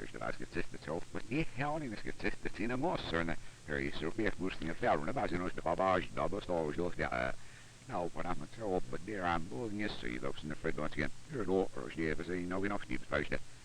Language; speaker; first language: English; native; English